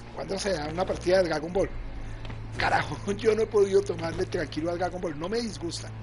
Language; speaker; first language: Spanish; native; Spanish